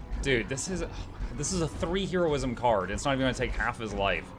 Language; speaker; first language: English; native; English